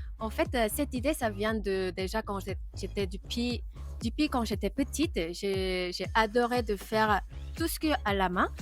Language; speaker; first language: French; non-native, fluent; Korean